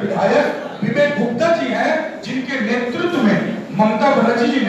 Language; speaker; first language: Hindi; native; Hindi